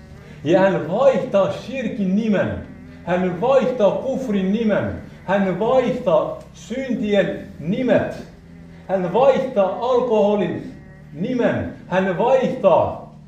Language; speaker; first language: Finnish; non-native, fluent; Arabic